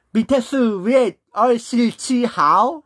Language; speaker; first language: Chinese; non-native, learner; Korean